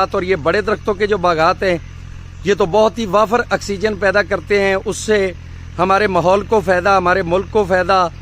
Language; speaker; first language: Urdu; non-native, local second language; Punjabi